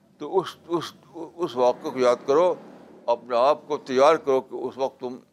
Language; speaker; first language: Urdu; native; Urdu